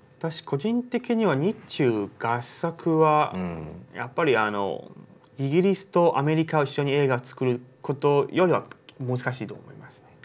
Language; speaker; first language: Japanese; non-native, fluent; Chinese